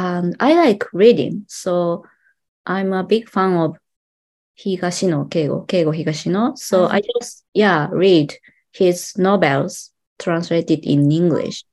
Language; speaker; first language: English; non-native, learner; Japanese